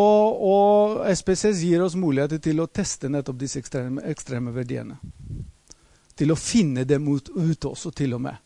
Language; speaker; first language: Norwegian; non-native, fluent; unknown